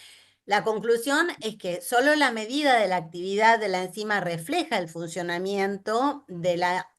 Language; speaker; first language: Spanish; native; Spanish